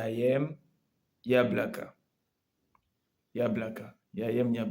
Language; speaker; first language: Russian; non-native, learner; Comorian